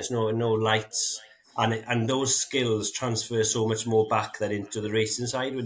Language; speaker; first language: English; native; English